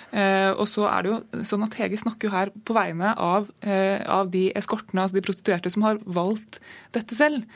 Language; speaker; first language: Norwegian; native; Norwegian